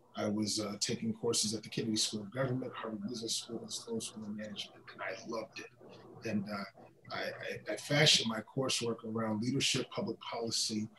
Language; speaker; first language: English; native; English